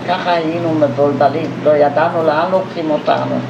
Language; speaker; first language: Hebrew; non-native, fluent; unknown